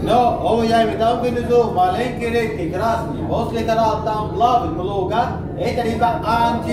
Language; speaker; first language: Russian; non-native, learner; Arabic